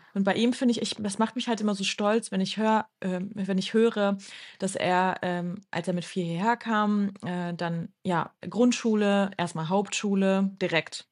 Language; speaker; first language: German; early bilingual, other home language; Turkish